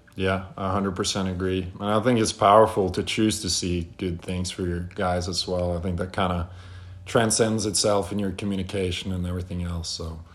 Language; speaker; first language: English; non-native, fluent; Norwegian